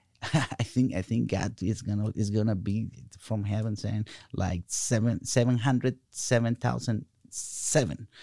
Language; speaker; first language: English; non-native, fluent; Spanish